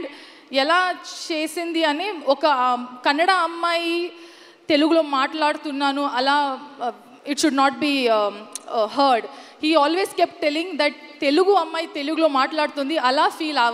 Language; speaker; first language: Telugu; non-native, learner; Kannada